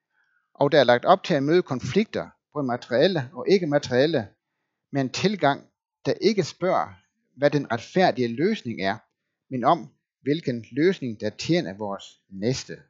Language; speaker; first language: Danish; native; Danish